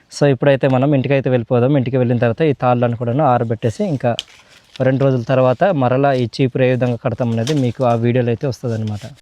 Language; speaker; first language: Telugu; non-native, local second language; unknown